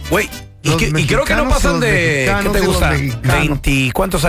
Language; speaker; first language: Spanish; native; Spanish